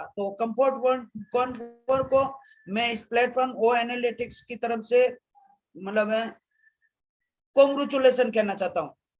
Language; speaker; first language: Hindi; native; Hindi